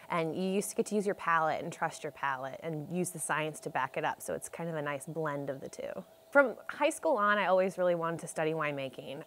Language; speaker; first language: English; native; English